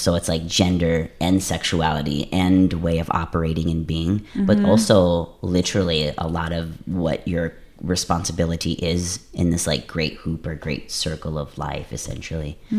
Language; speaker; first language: English; native; English